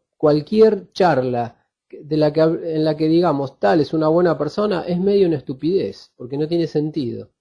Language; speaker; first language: Spanish; native; Spanish